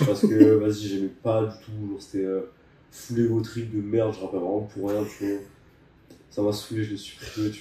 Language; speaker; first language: French; native; French